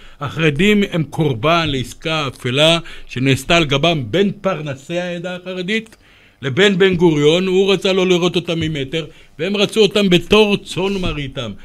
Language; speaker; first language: Hebrew; early bilingual, other home language; Romanian